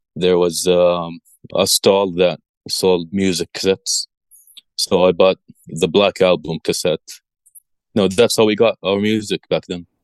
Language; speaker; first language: English; early bilingual, other home language; Arabic